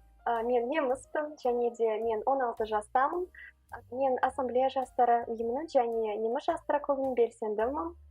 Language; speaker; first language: Kazakh; non-native, local second language; Russian